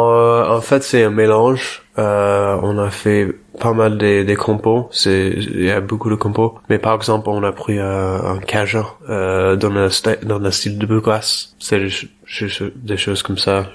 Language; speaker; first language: French; non-native, learner; English